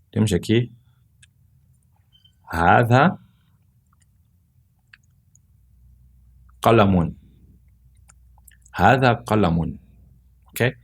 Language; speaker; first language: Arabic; non-native, fluent; Portuguese